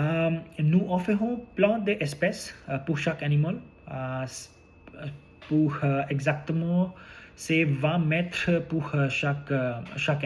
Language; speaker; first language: French; non-native, learner; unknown